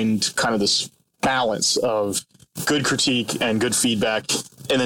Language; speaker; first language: English; native; English